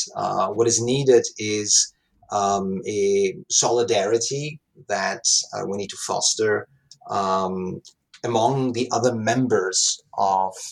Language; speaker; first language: English; non-native, fluent; Italian